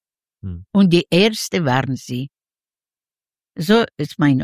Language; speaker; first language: German; non-native, learner; Yiddish